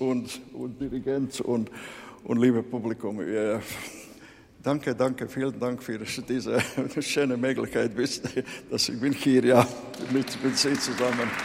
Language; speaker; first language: German; non-native, fluent; Latvian